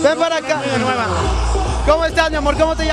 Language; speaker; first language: Spanish; native; Spanish